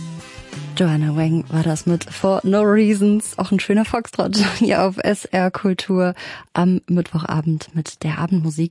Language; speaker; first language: German; native; German